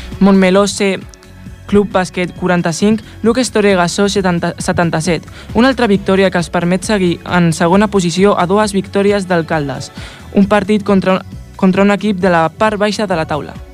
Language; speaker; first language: Catalan; native; Catalan